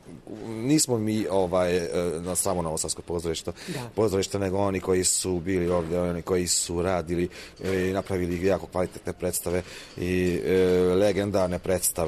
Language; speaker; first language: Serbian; non-native, local second language; Hungarian